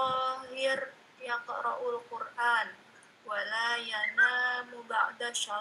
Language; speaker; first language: Arabic; non-native, learner; Indonesian